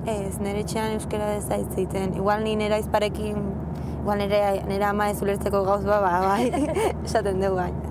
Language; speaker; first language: Basque; non-native, local second language; Spanish